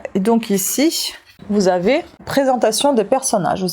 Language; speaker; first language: French; non-native, fluent; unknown